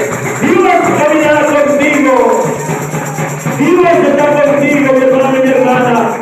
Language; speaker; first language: Spanish; native; Spanish